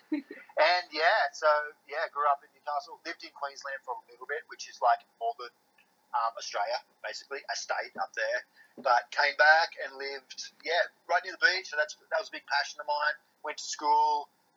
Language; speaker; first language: English; native; English